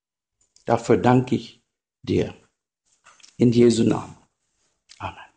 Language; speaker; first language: German; non-native, learner; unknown